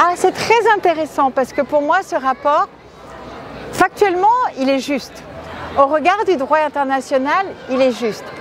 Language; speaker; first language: French; non-native, fluent; Spanish